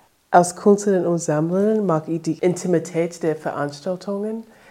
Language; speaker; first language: German; non-native, learner; English